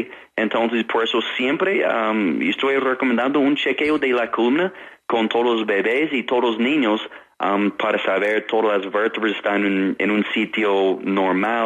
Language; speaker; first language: Spanish; non-native, fluent; English